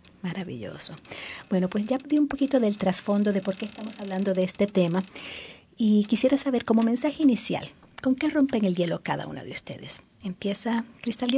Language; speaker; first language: Spanish; native; Spanish